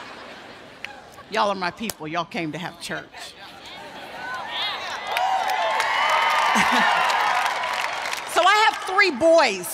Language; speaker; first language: English; native; English